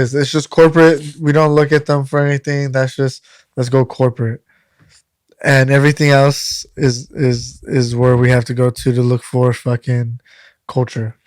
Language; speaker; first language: English; native; English